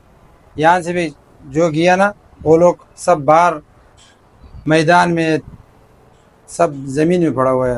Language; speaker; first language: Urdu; non-native, fluent; Pashto